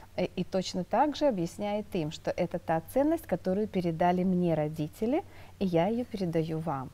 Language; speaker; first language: Russian; native; Russian